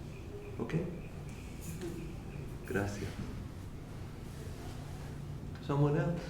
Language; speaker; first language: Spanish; non-native, learner; English